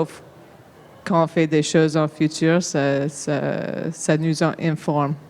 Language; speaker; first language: French; non-native, local second language; English